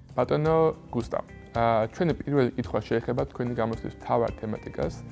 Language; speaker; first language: Georgian; native; Georgian